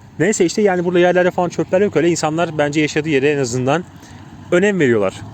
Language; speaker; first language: Turkish; native; Turkish